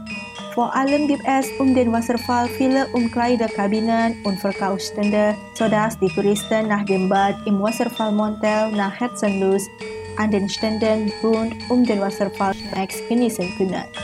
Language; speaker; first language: German; non-native, fluent; Indonesian